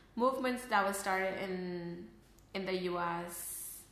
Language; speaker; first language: English; early bilingual, other home language; Urdu